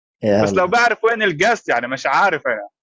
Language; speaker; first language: Arabic; native; Arabic